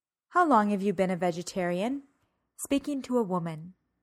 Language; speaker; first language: English; native; English